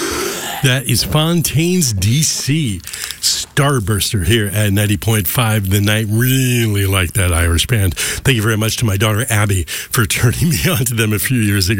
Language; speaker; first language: English; native; English